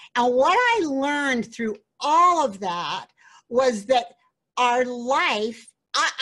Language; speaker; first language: English; native; English